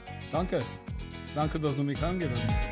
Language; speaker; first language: German; non-native, fluent; Russian